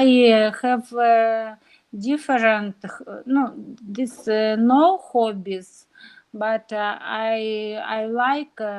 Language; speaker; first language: English; non-native, learner; Russian